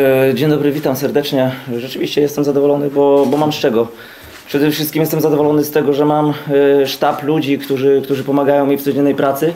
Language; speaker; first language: Polish; native; Polish